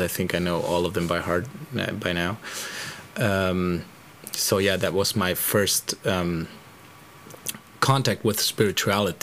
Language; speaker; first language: English; non-native, fluent; German